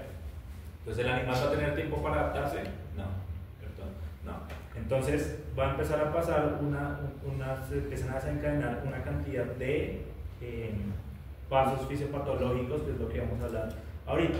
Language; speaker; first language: Spanish; native; Spanish